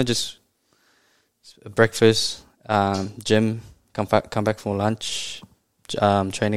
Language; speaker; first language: English; non-native, fluent; Japanese